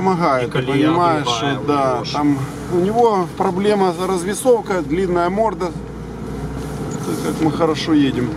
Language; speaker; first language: Russian; native; Russian